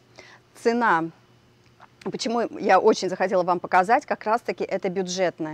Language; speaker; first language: Russian; native; Russian